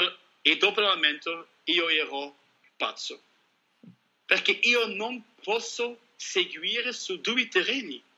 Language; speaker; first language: Italian; non-native, learner; Dutch